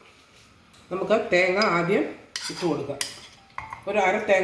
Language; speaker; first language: Malayalam; native; Malayalam